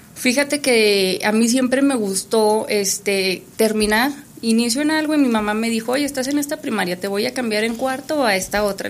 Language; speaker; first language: Spanish; native; Spanish